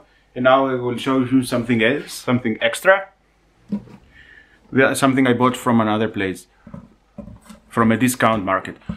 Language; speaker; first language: English; non-native, fluent; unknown